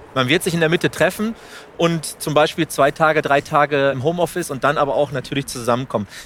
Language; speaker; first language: German; non-native, fluent; Spanish